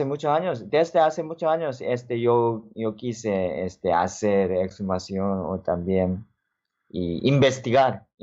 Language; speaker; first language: Spanish; non-native, learner; Korean